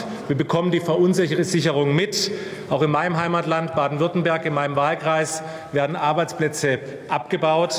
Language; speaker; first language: German; native; German